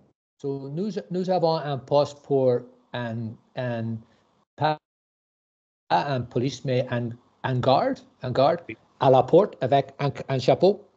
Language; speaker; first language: French; non-native, learner; English